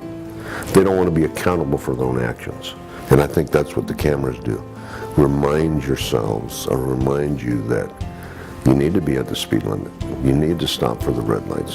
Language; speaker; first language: English; native; English